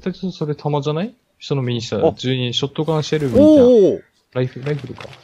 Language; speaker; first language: Japanese; native; Japanese